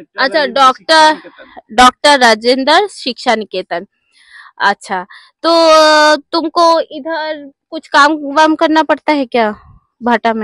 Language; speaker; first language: Hindi; non-native, local second language; Bangla